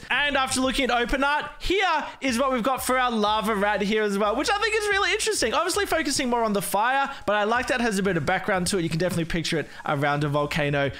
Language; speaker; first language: English; native; English